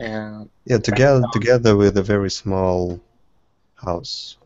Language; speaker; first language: English; non-native, fluent; Russian